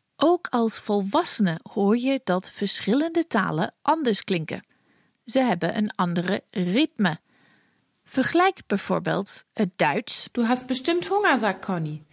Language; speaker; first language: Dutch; non-native, fluent; English